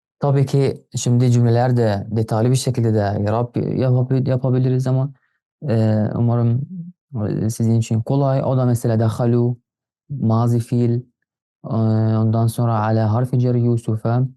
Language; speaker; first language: Turkish; non-native, fluent; Arabic